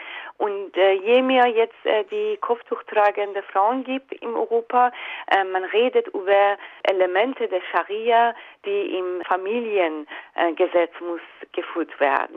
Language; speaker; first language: German; non-native, fluent; Persian